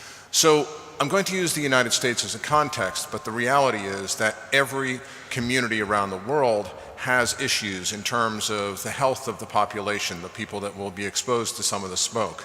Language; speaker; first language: English; native; English